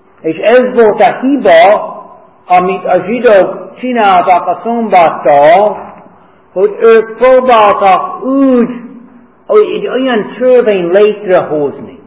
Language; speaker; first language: Hungarian; non-native, learner; English